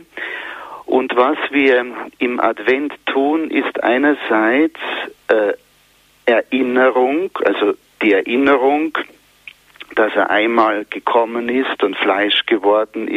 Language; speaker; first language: German; native; German